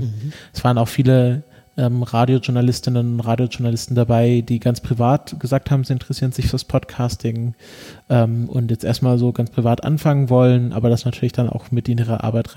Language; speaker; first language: German; native; German